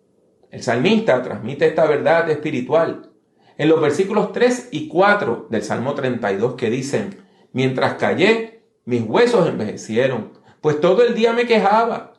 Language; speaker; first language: Spanish; native; Spanish